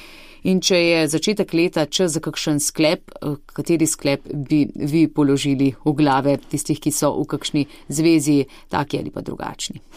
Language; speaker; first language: Slovenian; native; Slovenian